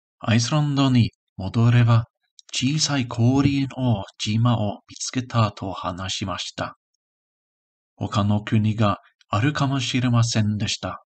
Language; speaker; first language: Japanese; non-native, learner; English